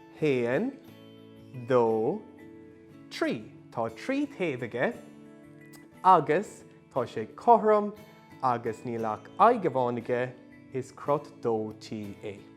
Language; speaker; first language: Irish; non-native, local second language; English